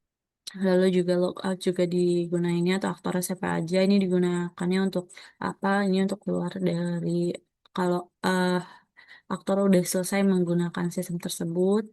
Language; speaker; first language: Indonesian; native; Indonesian